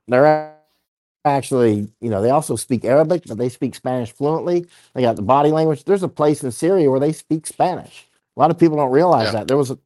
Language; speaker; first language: English; native; English